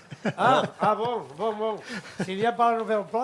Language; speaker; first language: French; non-native, fluent; Catalan